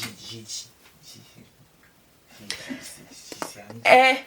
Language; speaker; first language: French; native; French